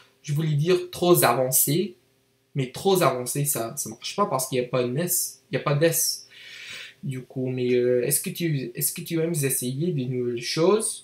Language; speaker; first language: French; non-native, learner; English